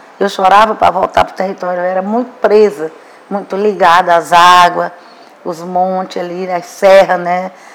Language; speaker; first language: Portuguese; non-native, local second language; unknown